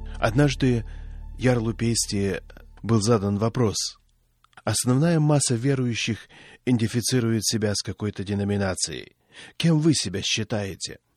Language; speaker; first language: Russian; non-native, fluent; Swedish